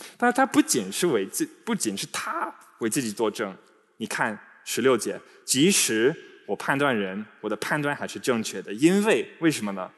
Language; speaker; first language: Chinese; non-native, fluent; English